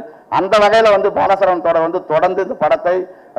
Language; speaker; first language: Tamil; native; Tamil